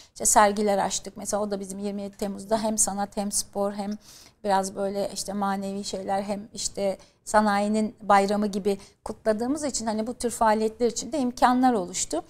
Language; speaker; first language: Turkish; native; Turkish